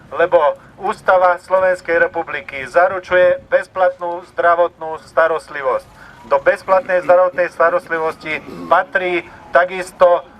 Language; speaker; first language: Slovak; non-native, local second language; Hungarian